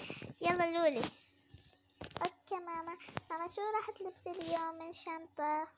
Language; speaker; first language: Arabic; native; Arabic